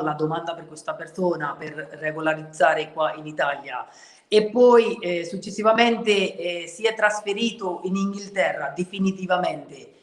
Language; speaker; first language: Italian; non-native, fluent; Urdu